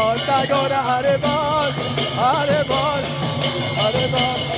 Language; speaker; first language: English; non-native, fluent; Czech